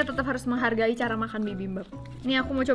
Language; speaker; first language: Indonesian; native; Indonesian